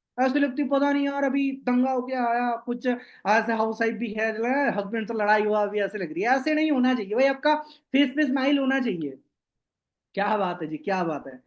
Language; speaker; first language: Hindi; non-native, local second language; Bangla